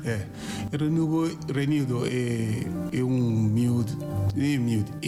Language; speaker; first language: Portuguese; non-native, learner; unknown